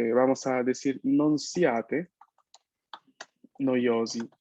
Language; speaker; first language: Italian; non-native, fluent; Spanish